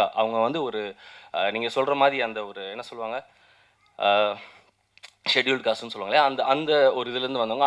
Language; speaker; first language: Tamil; native; Tamil